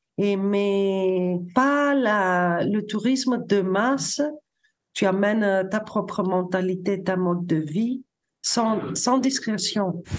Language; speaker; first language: French; non-native, fluent; Greek